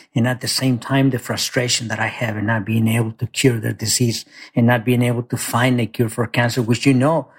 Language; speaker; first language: English; early bilingual, other home language; Spanish